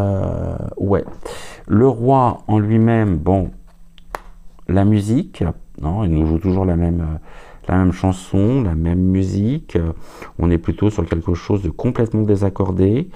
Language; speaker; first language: French; native; French